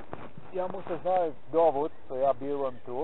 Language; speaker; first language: Polish; non-native, learner; Ukrainian